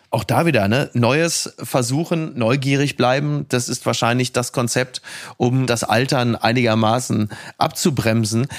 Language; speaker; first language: German; native; German